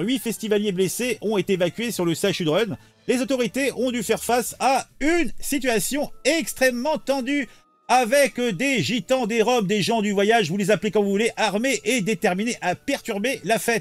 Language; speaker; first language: French; native; French